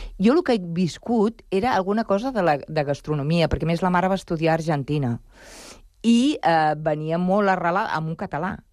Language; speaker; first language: Catalan; non-native, local second language; Spanish